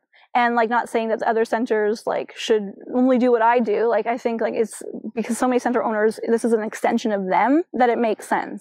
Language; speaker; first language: English; native; English